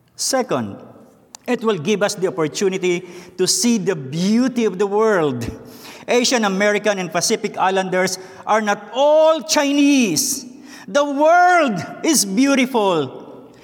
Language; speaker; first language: English; non-native, local second language; Filipino